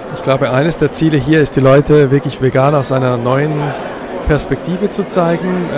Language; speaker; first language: German; native; German